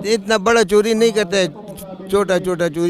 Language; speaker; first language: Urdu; non-native, local second language; Pashto